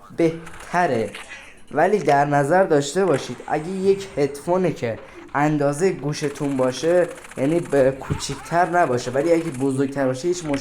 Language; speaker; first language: Persian; native; Persian